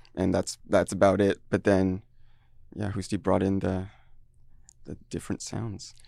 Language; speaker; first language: English; early bilingual, heritage; French